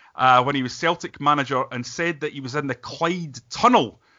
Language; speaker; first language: English; native; English